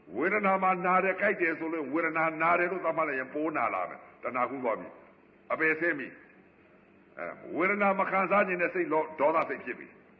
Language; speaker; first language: Burmese; native; Burmese